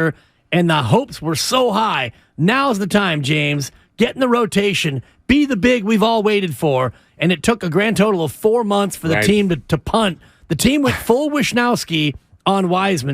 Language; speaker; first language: English; native; English